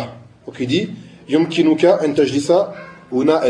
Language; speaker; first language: Arabic; non-native, fluent; French